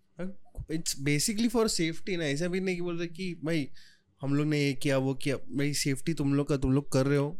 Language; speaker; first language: Hindi; non-native, local second language; Marathi